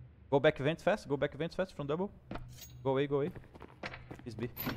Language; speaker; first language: English; non-native, fluent; Portuguese